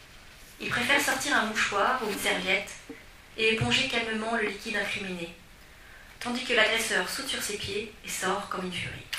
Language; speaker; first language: French; native; French